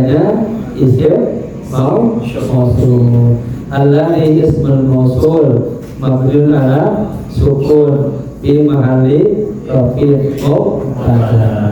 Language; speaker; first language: Arabic; non-native, fluent; Indonesian